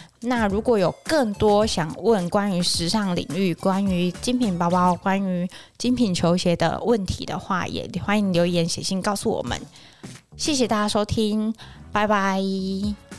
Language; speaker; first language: Chinese; native; Chinese